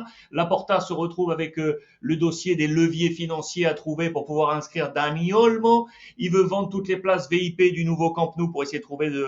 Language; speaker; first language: French; native; French